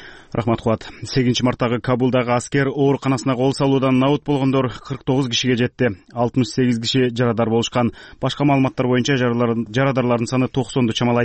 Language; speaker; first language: Kyrgyz; native; Kyrgyz